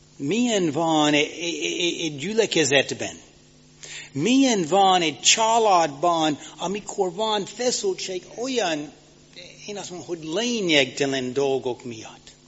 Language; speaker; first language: Hungarian; non-native, fluent; English